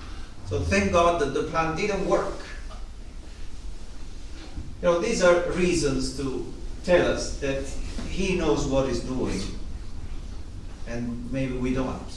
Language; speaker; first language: English; non-native, fluent; Italian